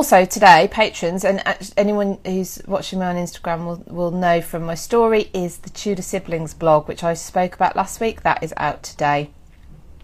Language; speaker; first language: English; native; English